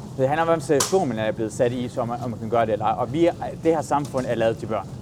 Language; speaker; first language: Danish; early bilingual, other home language; Persian